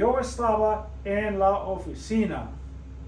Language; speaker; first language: Spanish; non-native, fluent; English